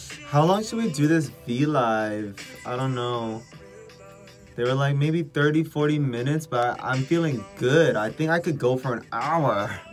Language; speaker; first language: English; early bilingual, other home language; Korean